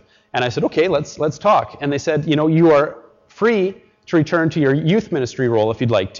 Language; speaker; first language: English; native; English